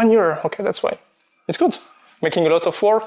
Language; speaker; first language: English; non-native, learner; French